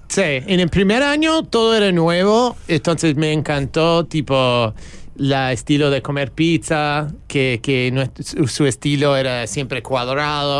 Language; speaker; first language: Spanish; non-native, fluent; English